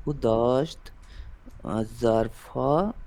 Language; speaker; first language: Persian; non-native, learner; Urdu